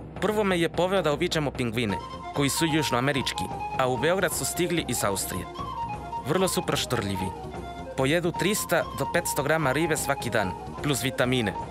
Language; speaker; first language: Serbian; non-native, fluent; Spanish